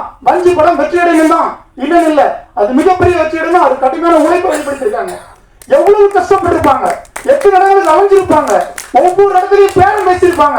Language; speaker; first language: Tamil; native; Tamil